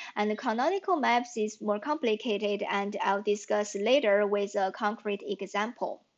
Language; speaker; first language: English; non-native, fluent; Chinese